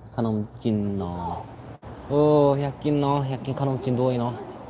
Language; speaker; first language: Thai; non-native, learner; Korean